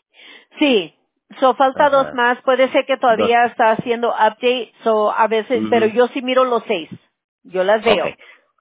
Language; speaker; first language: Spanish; early bilingual, heritage; Spanish